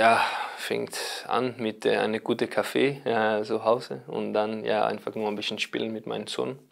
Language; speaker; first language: German; non-native, learner; Danish